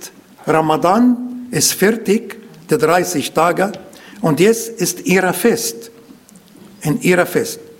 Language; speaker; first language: German; non-native, learner; Arabic